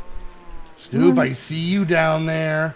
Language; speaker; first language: English; native; English